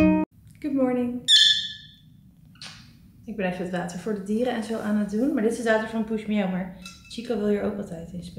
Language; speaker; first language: Dutch; native; Dutch